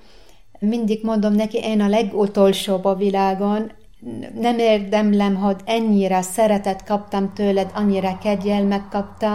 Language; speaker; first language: Hungarian; non-native, learner; Arabic